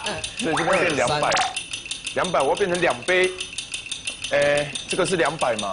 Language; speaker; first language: Chinese; native; Chinese